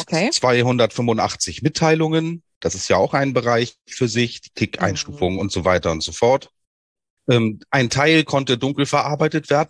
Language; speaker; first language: German; native; German